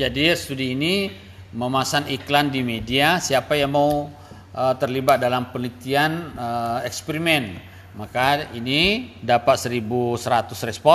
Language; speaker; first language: Indonesian; native; Indonesian